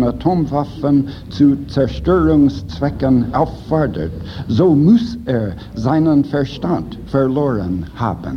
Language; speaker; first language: German; non-native, fluent; English